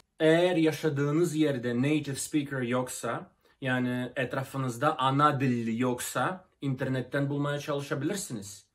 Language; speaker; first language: Turkish; non-native, fluent; Russian